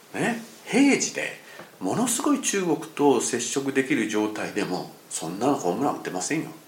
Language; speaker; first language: Japanese; native; Japanese